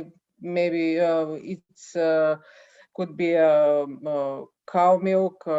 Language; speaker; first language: English; non-native, learner; Bulgarian